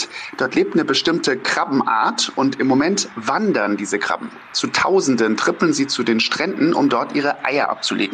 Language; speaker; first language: German; native; German